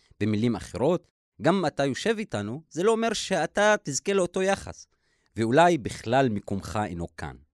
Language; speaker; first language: Hebrew; non-native, local second language; Arabic